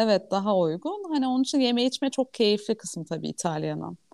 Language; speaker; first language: Turkish; native; Turkish